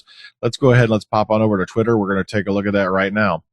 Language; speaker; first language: English; native; English